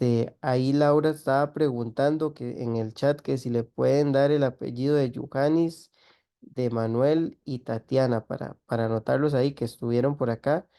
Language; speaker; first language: Spanish; native; Spanish